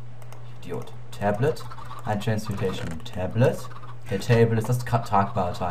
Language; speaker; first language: German; native; German